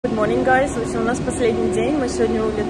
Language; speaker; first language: Russian; native; Russian